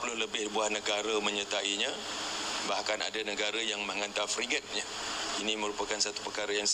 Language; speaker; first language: Malay; native; Malay